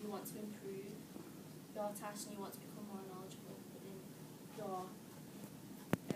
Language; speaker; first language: English; native; English